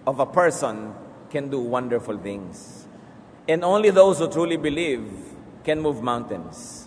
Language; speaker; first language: English; non-native, local second language; Filipino